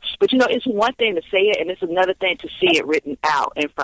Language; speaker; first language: English; native; English